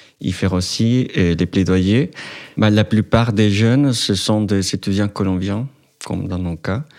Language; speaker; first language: French; non-native, fluent; Spanish